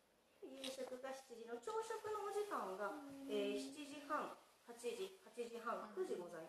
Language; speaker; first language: Japanese; native; Japanese